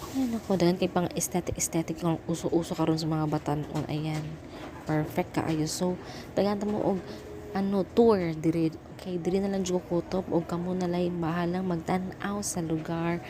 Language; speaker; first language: Cebuano; native; Cebuano